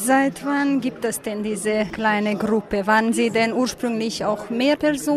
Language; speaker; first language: German; native; German